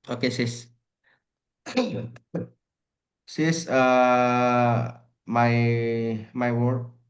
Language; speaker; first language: English; non-native, learner; Indonesian